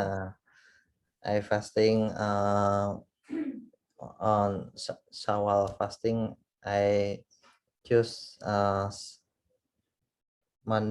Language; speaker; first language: English; non-native, learner; Indonesian